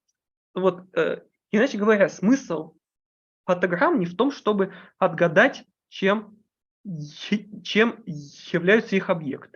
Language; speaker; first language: Russian; native; Russian